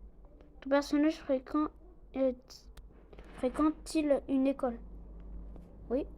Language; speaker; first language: French; non-native, local second language; Arabic